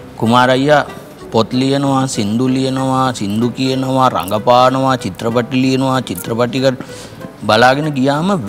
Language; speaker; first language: Sinhala; native; Sinhala